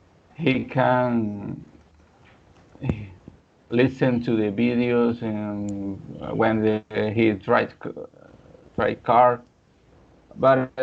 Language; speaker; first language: English; non-native, learner; Spanish